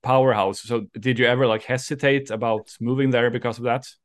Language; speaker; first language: English; non-native, fluent; Swedish